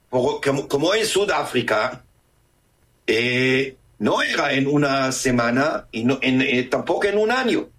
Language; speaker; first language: Spanish; non-native, fluent; Hebrew